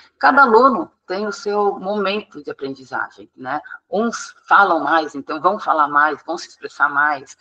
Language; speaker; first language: Portuguese; non-native, fluent; English